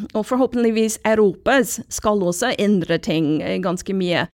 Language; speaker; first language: Norwegian; non-native, fluent; English